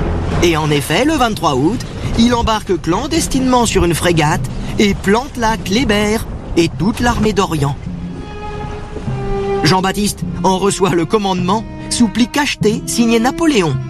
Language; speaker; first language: French; native; French